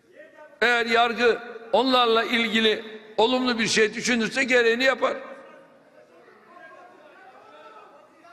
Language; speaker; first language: Turkish; native; Turkish